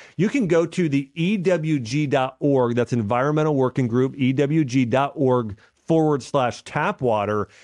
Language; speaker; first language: English; native; English